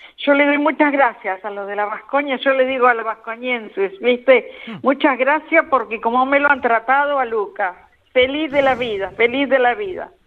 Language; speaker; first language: Spanish; native; Spanish